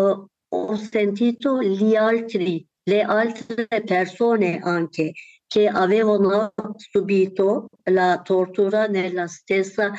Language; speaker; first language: Italian; non-native, learner; Turkish